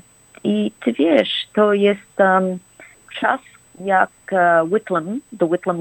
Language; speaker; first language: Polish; early bilingual, heritage; Polish